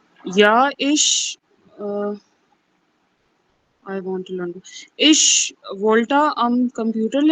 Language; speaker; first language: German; non-native, learner; Urdu